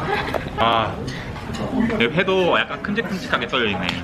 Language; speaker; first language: Korean; native; Korean